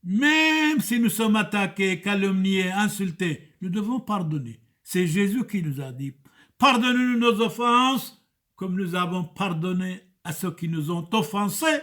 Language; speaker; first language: French; non-native, fluent; Turoyo